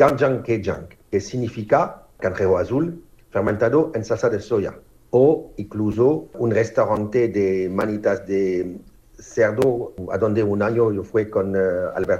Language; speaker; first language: Spanish; non-native, learner; French